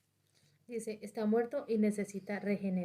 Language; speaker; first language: Spanish; native; Spanish